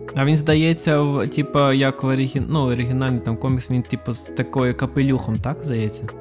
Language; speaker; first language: Ukrainian; non-native, local second language; Russian